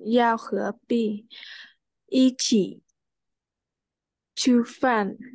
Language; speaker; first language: Chinese; non-native, learner; Vietnamese